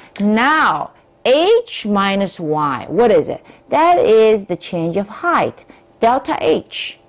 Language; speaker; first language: English; non-native, fluent; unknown